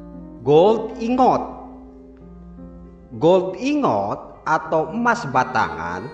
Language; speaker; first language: Indonesian; native; Indonesian